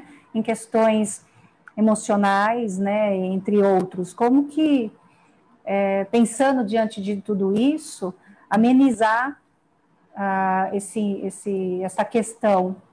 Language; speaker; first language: Portuguese; native; Portuguese